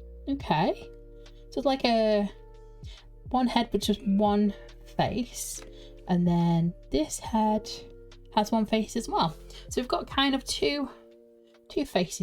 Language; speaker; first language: English; native; English